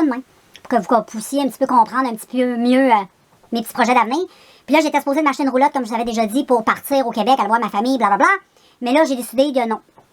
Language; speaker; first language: French; native; French